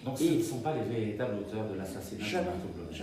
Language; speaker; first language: French; early bilingual, other home language; Arabic